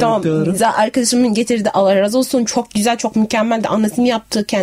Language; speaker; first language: Turkish; non-native, fluent; Arabic